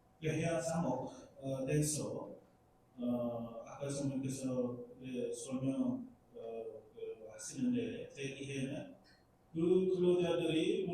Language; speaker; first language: Korean; non-native, learner; Indonesian